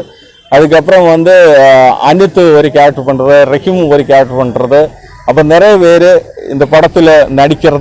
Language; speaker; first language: Tamil; non-native, learner; Malayalam